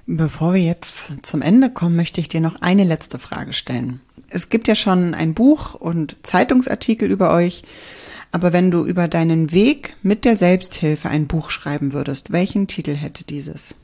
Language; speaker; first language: German; native; German